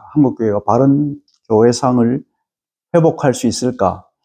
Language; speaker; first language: Korean; native; Korean